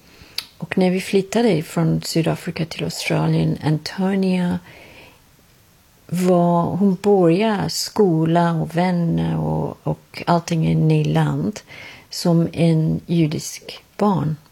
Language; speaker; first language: Swedish; non-native, learner; English